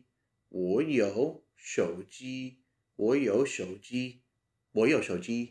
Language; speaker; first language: Chinese; non-native, learner; English